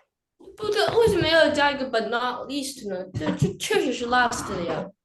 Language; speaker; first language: Chinese; early bilingual, other home language; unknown